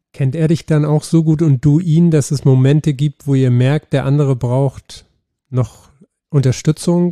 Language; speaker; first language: German; native; German